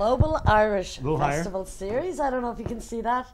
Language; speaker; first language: English; native; English